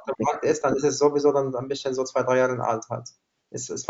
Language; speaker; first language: German; non-native, fluent; Arabic